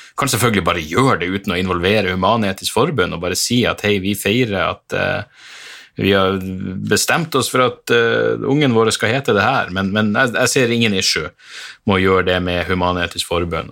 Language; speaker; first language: Norwegian; native; Norwegian